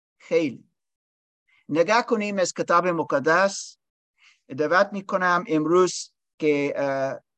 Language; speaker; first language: Persian; non-native, learner; English